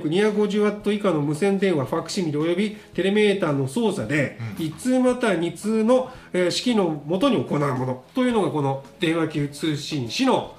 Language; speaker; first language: Japanese; native; Japanese